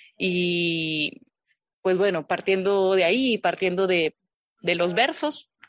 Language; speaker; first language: Spanish; native; Spanish